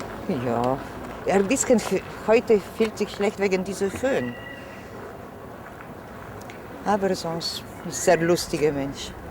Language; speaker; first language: German; non-native, learner; Polish